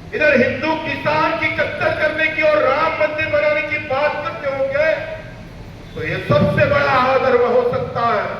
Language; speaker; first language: Hindi; non-native, local second language; Marathi